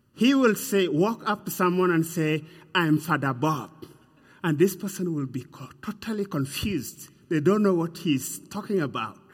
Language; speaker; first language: English; non-native, fluent; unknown